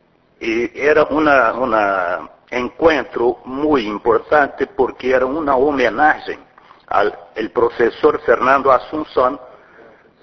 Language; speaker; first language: Portuguese; non-native, fluent; Spanish